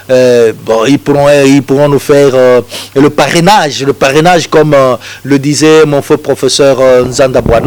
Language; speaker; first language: French; non-native, local second language; Lingala